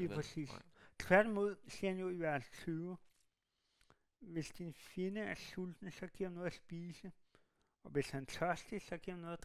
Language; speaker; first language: Danish; native; Danish